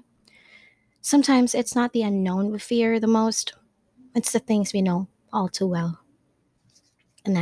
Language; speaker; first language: English; non-native, local second language; Filipino